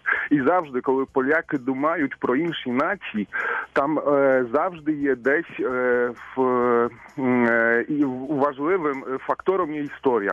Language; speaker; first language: Ukrainian; non-native, fluent; Polish